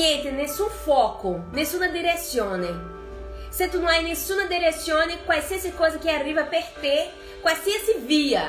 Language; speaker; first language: Italian; non-native, fluent; Portuguese